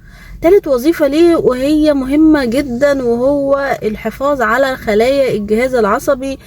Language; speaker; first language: Arabic; native; Arabic